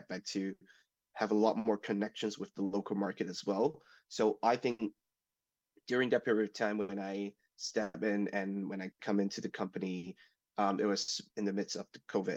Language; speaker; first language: English; non-native, local second language; Cantonese